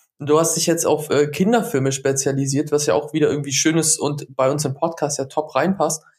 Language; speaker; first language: German; native; German